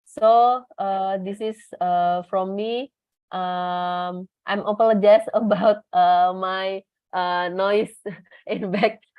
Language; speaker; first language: English; non-native, learner; Indonesian